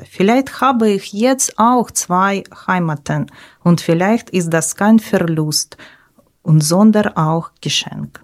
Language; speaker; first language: German; non-native, learner; Ukrainian